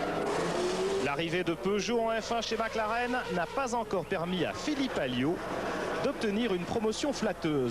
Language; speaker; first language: French; native; French